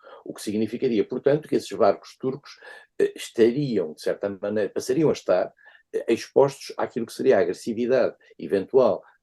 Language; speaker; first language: Portuguese; native; Portuguese